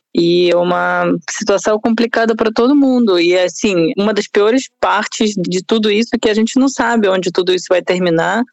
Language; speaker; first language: Portuguese; non-native, fluent; Russian